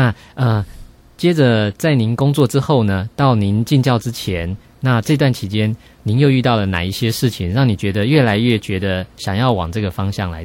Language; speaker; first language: Chinese; native; Chinese